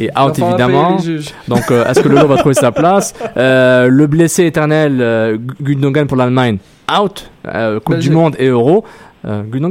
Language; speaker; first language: French; native; French